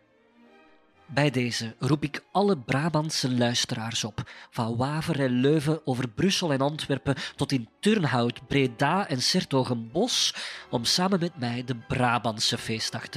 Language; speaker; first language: Dutch; native; Dutch